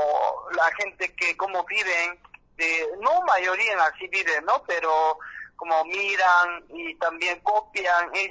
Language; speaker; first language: Spanish; non-native, learner; Korean